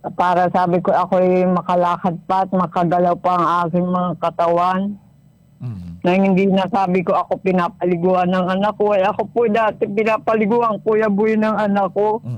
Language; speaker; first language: Filipino; native; Filipino